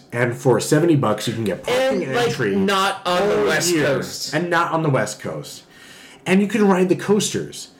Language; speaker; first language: English; native; English